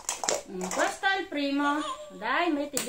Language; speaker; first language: Italian; non-native, learner; Filipino